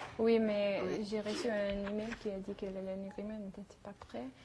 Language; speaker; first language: French; non-native, fluent; English